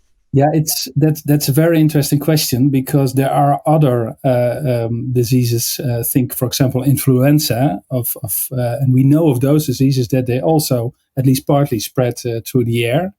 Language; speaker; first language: English; non-native, fluent; Dutch